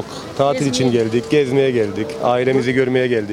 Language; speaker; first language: Turkish; early bilingual, heritage; Turkish